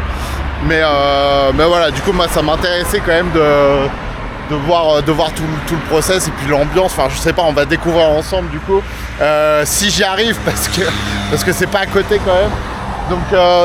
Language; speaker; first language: French; native; French